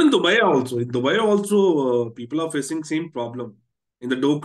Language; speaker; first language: English; non-native, local second language; Hindi